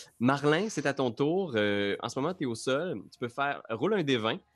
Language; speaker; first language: French; native; French